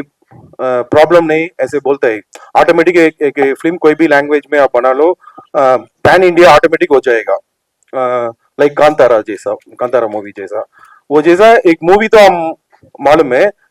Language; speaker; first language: Hindi; non-native, local second language; Telugu